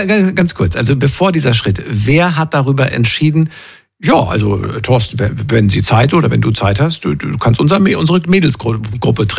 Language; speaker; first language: German; native; German